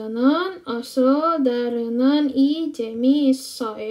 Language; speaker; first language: Korean; non-native, fluent; Indonesian